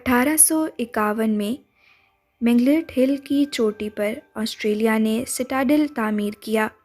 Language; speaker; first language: Urdu; native; Urdu